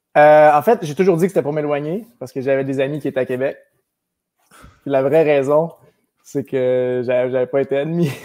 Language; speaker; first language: French; native; French